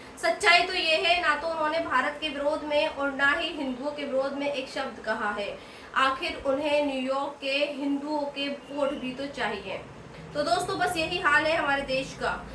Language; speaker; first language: Hindi; native; Hindi